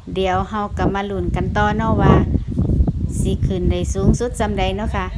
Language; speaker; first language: Thai; native; Thai